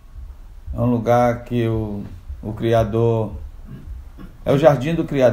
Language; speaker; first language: Portuguese; non-native, local second language; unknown